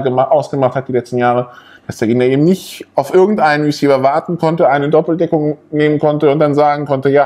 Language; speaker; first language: German; native; German